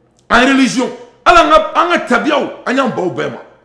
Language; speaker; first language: French; non-native, local second language; Bambara